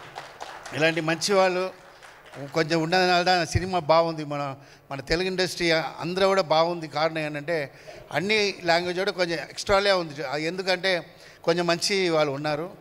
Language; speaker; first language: Telugu; non-native, fluent; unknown